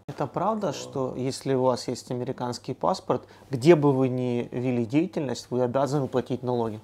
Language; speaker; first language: Russian; native; Russian